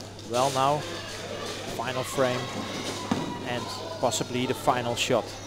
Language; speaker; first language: English; non-native, fluent; Dutch